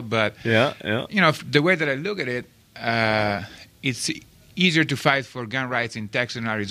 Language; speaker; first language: English; non-native, fluent; Italian